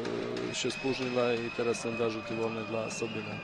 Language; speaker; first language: Polish; non-native, fluent; Bosnian